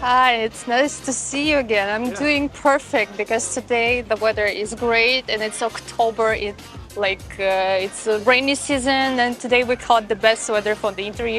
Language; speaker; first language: English; non-native, fluent; Russian